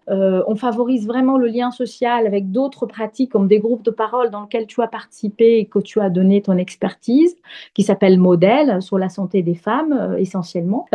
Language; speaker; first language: French; non-native, fluent; Portuguese